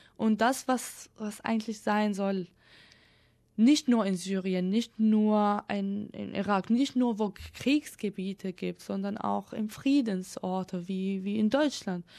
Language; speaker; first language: German; non-native, fluent; Arabic